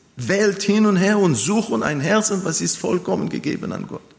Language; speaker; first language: German; non-native, fluent; Hebrew